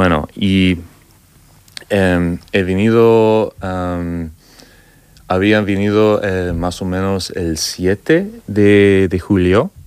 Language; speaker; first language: Spanish; non-native, learner; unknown